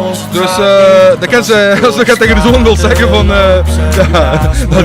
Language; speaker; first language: Dutch; native; Dutch